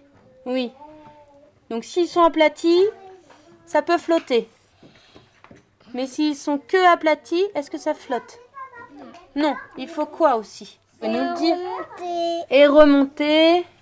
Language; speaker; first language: French; native; French